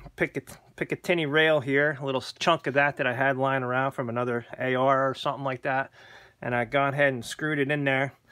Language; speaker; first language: English; native; English